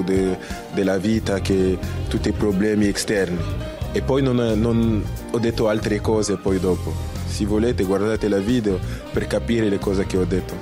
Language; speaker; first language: Italian; non-native, fluent; French